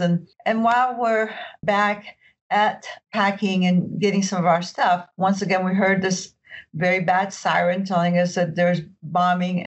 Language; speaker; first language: English; early bilingual, other home language; Arabic